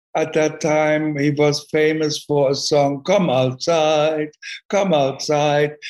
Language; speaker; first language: English; non-native, fluent; German